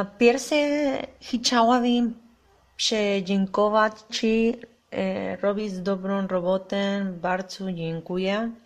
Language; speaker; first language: Polish; non-native, learner; Spanish